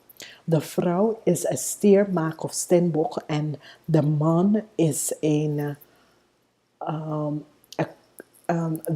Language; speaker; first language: Dutch; non-native, fluent; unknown